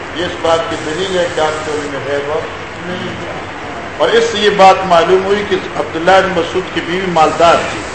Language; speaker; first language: Urdu; non-native, local second language; Pashto